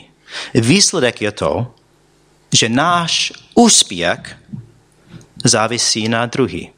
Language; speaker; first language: Czech; non-native, fluent; English